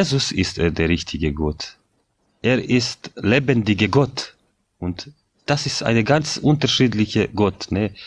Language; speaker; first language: German; non-native, fluent; Bosnian